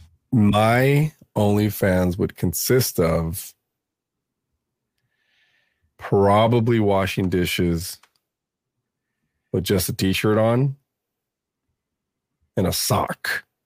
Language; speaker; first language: English; early bilingual, other home language; Spanish